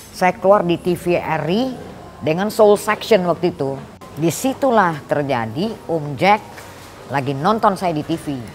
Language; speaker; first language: Indonesian; early bilingual, heritage; Indonesian